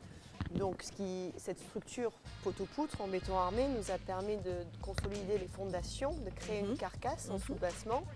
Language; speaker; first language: French; native; French